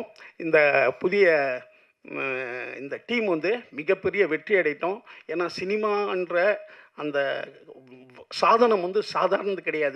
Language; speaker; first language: Tamil; native; Tamil